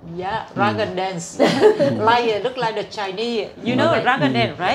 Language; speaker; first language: English; non-native, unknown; Vietnamese